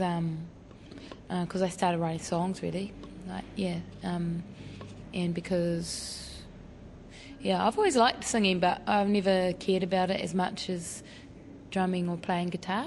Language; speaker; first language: English; native; English